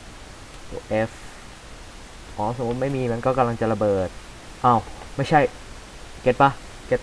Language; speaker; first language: Thai; native; Thai